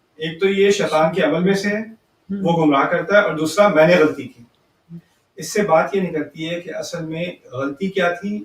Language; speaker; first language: Urdu; early bilingual, heritage; Urdu